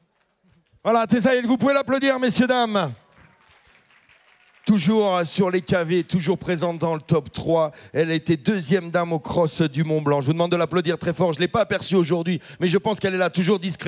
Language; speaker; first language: French; native; French